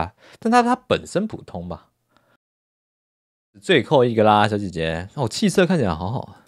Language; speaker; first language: Chinese; native; Chinese